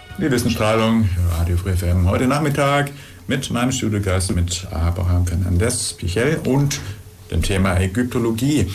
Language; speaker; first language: German; native; German